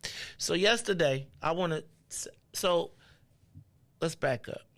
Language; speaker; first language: English; native; English